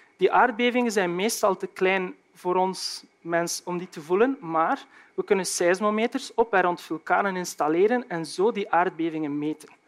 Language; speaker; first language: Dutch; native; Dutch